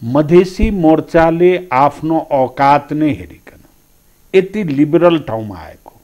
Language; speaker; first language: Nepali; non-native, local second language; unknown